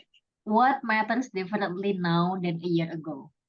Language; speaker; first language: English; non-native, fluent; Indonesian